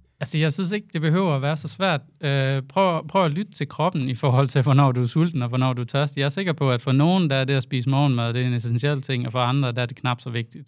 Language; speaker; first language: Danish; native; Danish